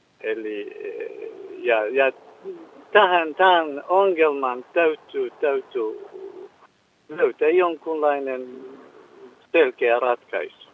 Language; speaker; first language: Finnish; non-native, learner; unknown